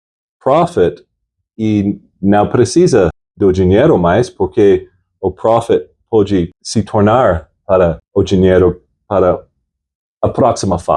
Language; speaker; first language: Portuguese; non-native, fluent; English